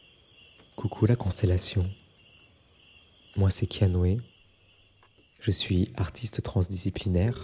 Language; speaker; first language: French; native; French